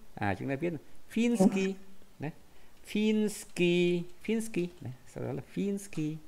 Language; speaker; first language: Vietnamese; native; Vietnamese